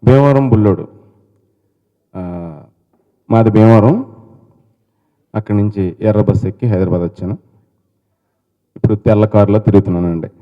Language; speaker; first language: Telugu; native; Telugu